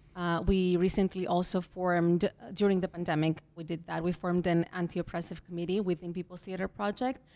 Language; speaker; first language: English; non-native, fluent; Greek